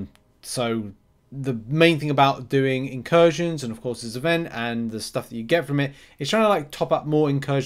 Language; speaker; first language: English; native; English